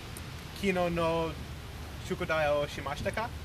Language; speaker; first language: Japanese; non-native, learner; English